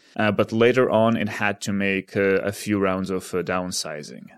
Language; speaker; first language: English; non-native, fluent; Ukrainian